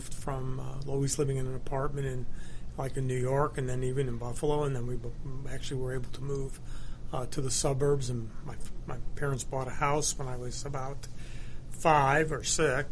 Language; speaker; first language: English; native; English